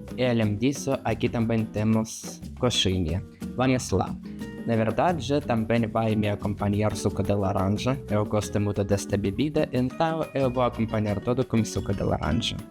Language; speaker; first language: Portuguese; non-native, fluent; Russian